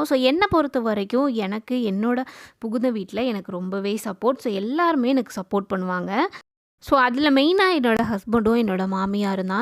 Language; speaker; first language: Tamil; native; Tamil